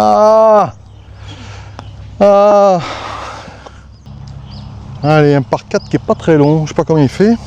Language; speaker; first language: French; native; French